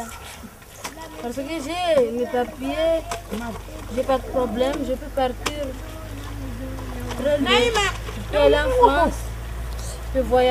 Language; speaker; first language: French; non-native, local second language; Comorian